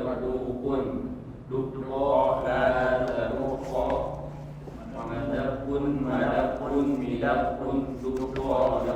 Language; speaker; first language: Arabic; non-native, learner; Indonesian